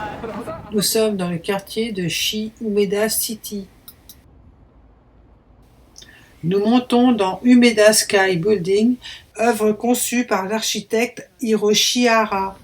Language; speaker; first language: French; native; French